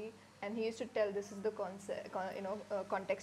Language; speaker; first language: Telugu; non-native, learner; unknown